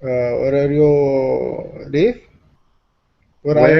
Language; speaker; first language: English; non-native, learner; Arabic